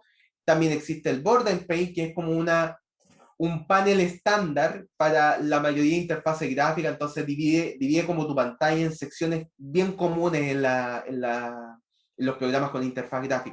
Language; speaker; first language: Spanish; native; Spanish